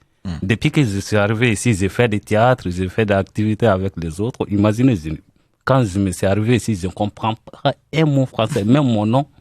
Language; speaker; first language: French; non-native, learner; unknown